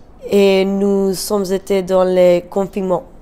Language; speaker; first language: French; non-native, learner; Spanish